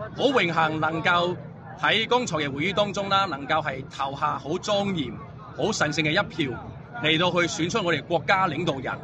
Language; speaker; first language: Chinese; non-native, local second language; Cantonese